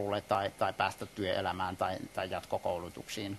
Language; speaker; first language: Finnish; native; Finnish